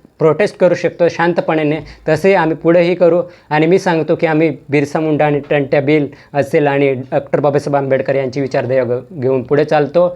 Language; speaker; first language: Marathi; non-native, local second language; Bhili